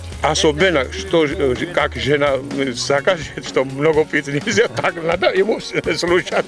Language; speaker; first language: Russian; non-native, fluent; Georgian